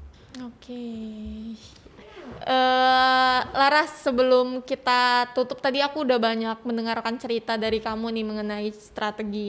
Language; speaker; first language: Indonesian; native; Indonesian